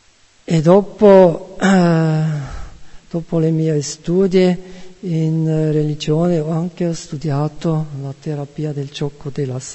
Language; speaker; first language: Italian; non-native, fluent; German